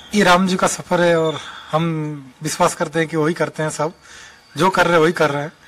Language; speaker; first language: Hindi; non-native, local second language; Bangla